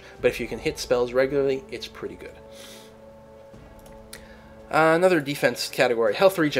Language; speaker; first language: English; native; English